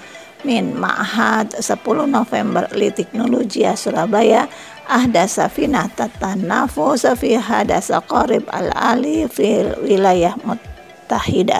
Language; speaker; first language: Arabic; non-native, fluent; Indonesian